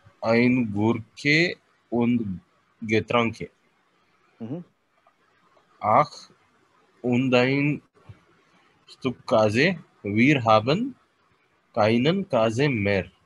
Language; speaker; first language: German; non-native, learner; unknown